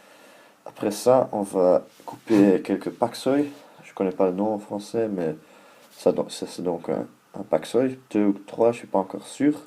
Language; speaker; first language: French; non-native, learner; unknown